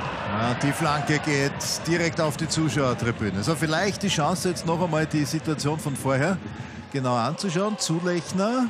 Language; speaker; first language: German; native; German